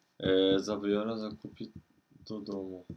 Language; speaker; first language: Polish; non-native, learner; Portuguese